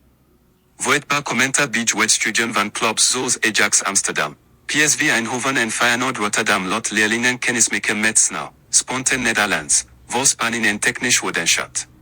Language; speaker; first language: Dutch; non-native, learner; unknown